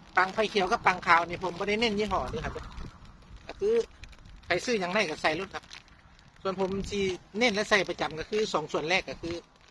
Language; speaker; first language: Thai; non-native, local second language; Northeastern Thai